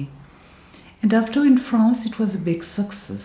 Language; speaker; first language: English; non-native, learner; French